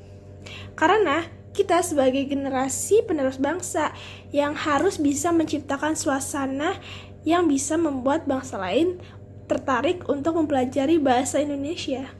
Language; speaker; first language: Indonesian; native; Indonesian